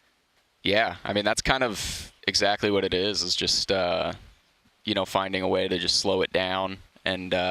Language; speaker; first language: English; native; English